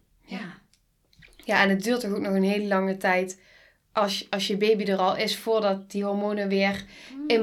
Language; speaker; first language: Dutch; native; Dutch